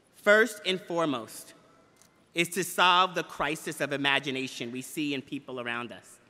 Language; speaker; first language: English; native; English